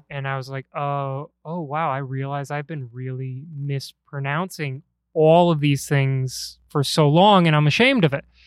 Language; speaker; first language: English; native; English